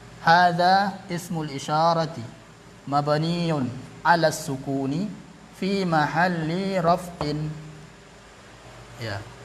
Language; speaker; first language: Arabic; non-native, learner; Indonesian